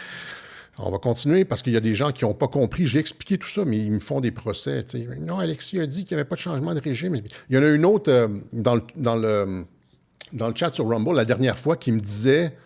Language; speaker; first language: French; native; French